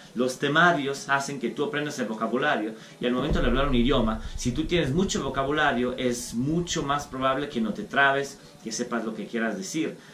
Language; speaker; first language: Spanish; non-native, fluent; Italian